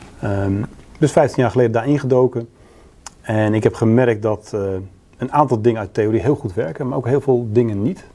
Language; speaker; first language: Dutch; native; Dutch